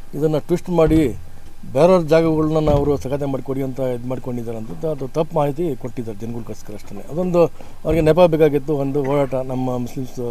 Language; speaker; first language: Kannada; non-native, local second language; Urdu